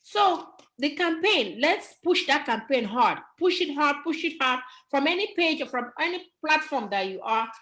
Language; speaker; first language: English; non-native, local second language; Yoruba